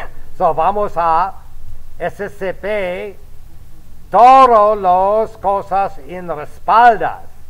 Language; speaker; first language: Spanish; non-native, fluent; English